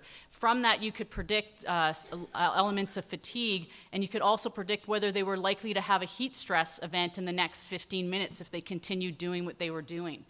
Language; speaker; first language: English; native; English